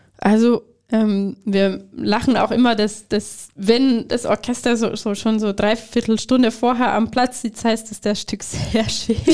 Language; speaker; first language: German; non-native, fluent; Hungarian